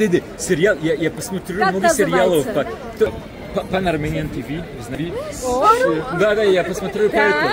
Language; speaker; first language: Russian; non-native, learner; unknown